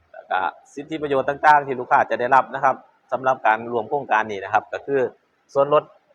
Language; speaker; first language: Thai; native; Thai